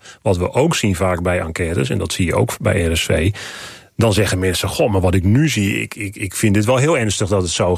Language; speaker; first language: Dutch; native; Dutch